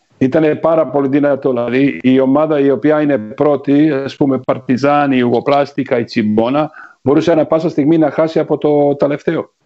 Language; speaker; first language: Greek; non-native, fluent; Serbian